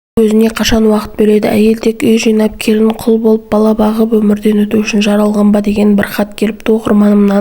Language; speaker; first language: Kazakh; native; Kazakh